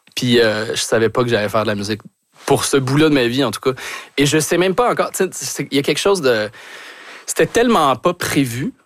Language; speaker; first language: French; native; French